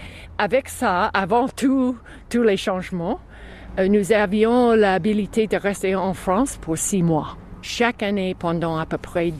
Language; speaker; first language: French; non-native, fluent; English